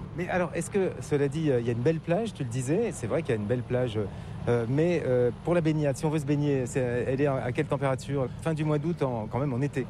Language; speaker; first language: French; native; French